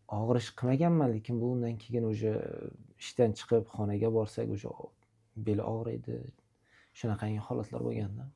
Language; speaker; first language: Uzbek; native; Uzbek